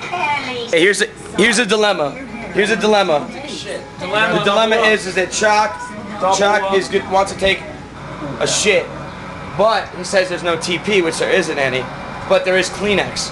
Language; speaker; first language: English; native; English